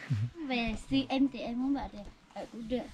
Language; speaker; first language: Vietnamese; non-native, local second language; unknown